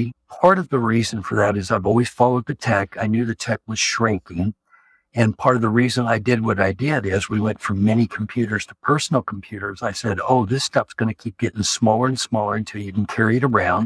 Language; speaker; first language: English; native; English